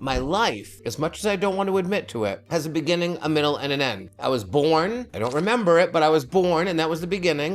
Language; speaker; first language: English; native; English